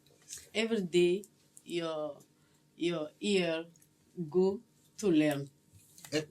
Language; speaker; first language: English; non-native, learner; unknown